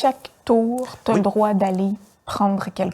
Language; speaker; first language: French; native; French